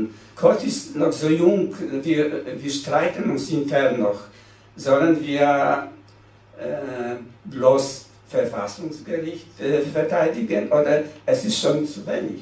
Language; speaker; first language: German; non-native, fluent; Polish